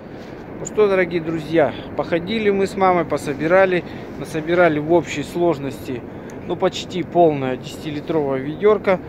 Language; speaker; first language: Russian; native; Russian